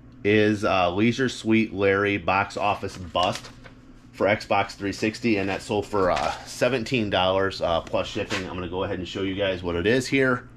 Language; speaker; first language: English; native; English